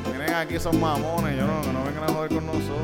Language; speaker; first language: Spanish; native; Spanish